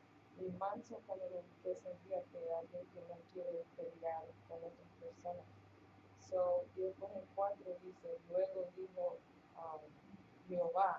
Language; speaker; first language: Spanish; early bilingual, heritage; Spanish